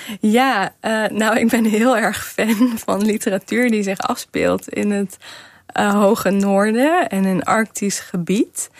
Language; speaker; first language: Dutch; non-native, fluent; Kazakh